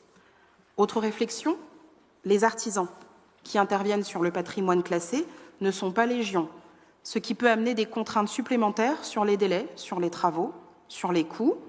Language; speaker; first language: French; native; French